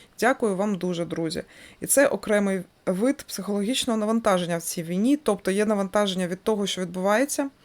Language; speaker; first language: Ukrainian; non-native, local second language; Russian